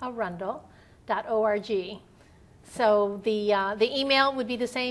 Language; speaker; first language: English; native; English